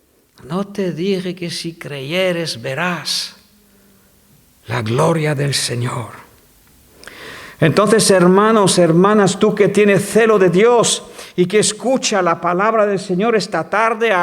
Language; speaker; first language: Spanish; non-native, fluent; French